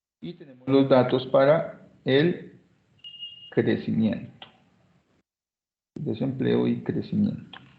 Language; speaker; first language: Spanish; native; Spanish